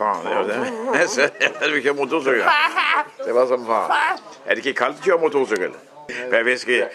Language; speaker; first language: Swedish; native; Swedish